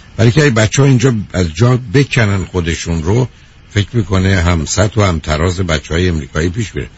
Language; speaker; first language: Persian; native; Persian